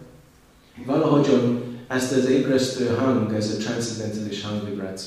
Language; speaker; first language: Hungarian; non-native, learner; English